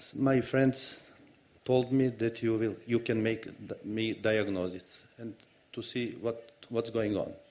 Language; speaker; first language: English; non-native, fluent; Serbian